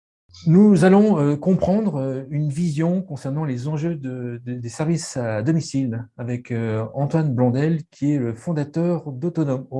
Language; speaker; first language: French; native; French